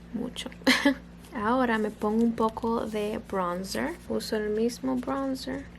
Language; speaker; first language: Spanish; early bilingual, other home language; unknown